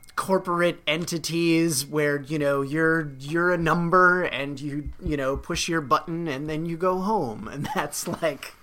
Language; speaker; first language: English; native; English